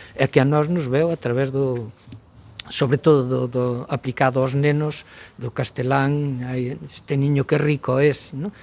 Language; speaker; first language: Galician; native; Galician